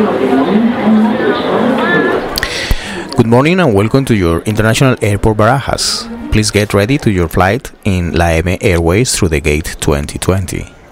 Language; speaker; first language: English; non-native, learner; Spanish